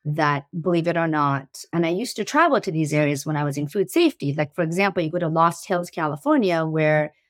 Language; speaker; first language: English; early bilingual, other home language; Persian